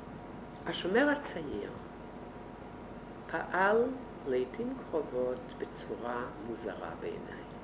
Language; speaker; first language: Hebrew; non-native, fluent; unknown